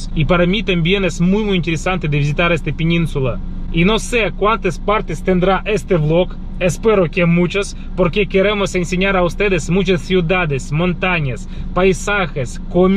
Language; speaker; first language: Spanish; non-native, fluent; Russian